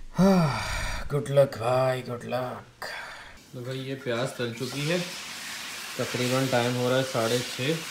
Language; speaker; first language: Hindi; native; Hindi